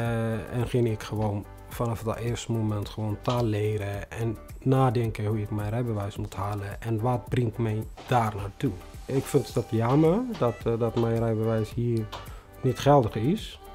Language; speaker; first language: Dutch; non-native, fluent; Tigrinya